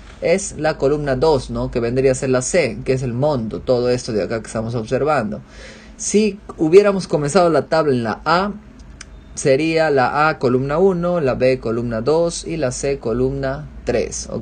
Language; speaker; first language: Spanish; native; Spanish